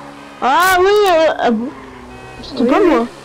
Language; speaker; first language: French; native; French